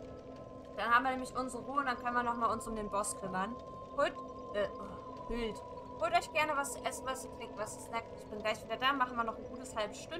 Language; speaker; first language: German; native; German